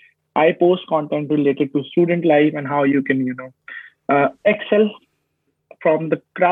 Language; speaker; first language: English; non-native, local second language; Hindi